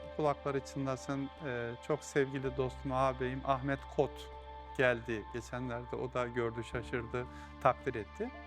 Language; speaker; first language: Turkish; native; Turkish